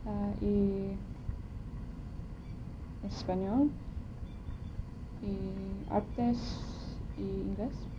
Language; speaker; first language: Spanish; non-native, learner; English